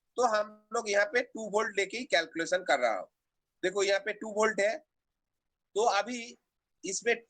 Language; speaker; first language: Hindi; non-native, local second language; Bangla